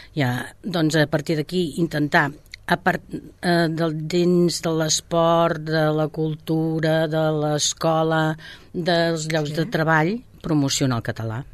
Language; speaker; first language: Catalan; native; Catalan